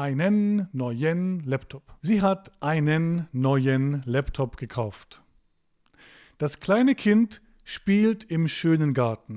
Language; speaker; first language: German; non-native, fluent; Turkish